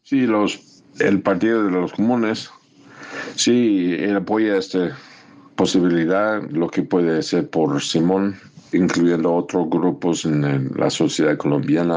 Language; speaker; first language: Spanish; non-native, fluent; English